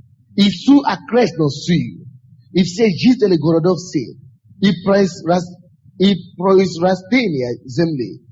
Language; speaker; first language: Russian; non-native, fluent; Yoruba